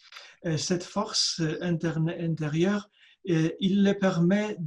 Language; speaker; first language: French; non-native, fluent; Polish